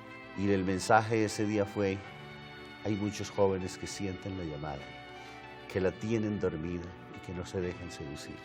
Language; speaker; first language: Spanish; native; Spanish